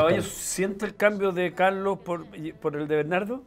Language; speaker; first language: Spanish; native; Spanish